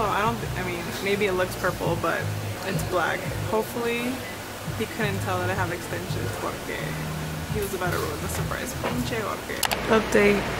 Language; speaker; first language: English; early bilingual, other home language; Spanish